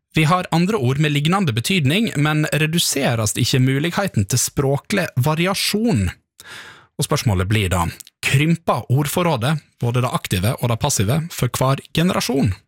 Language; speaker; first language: Norwegian; native; Norwegian